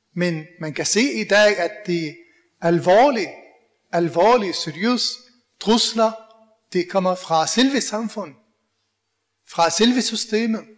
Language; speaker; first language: Danish; non-native, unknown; Arabic